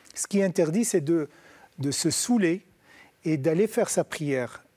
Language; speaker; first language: French; non-native, local second language; Arabic